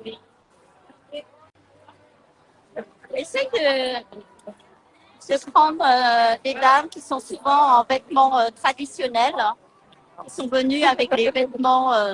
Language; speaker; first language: French; early bilingual, other home language; Vietnamese